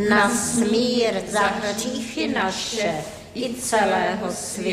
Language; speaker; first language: Czech; native; Czech